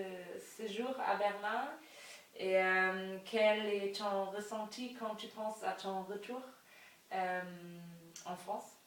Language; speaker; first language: French; non-native, learner; German